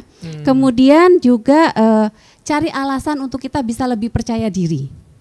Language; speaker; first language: Indonesian; native; Indonesian